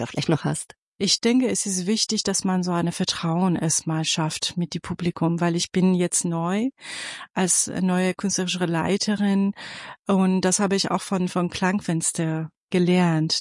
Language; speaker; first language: German; non-native, fluent; Persian